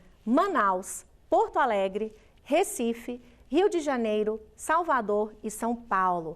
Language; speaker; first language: Portuguese; native; Portuguese